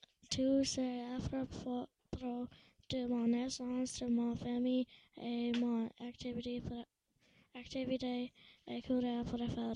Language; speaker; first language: French; early bilingual, other home language; English